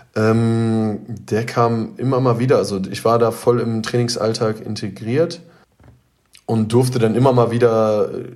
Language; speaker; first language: German; native; German